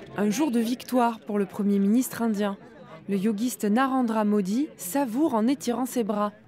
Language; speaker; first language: French; native; French